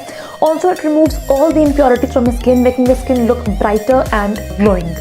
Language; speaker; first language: English; non-native, local second language; Hindi